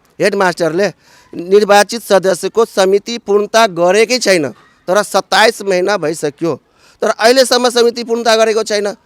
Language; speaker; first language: Nepali; non-native, local second language; Maithili